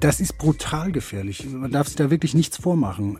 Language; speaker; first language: German; native; German